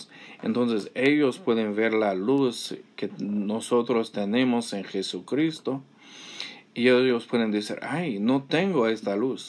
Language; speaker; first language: Spanish; non-native, fluent; English